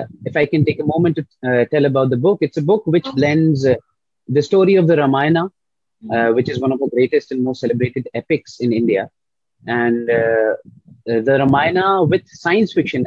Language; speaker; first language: English; non-native, local second language; Hindi